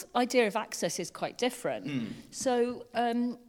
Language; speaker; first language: English; native; English